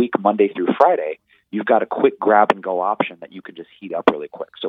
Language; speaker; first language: English; native; English